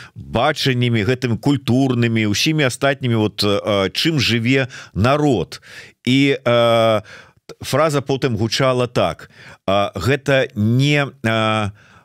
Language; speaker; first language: Belarusian; non-native, local second language; Russian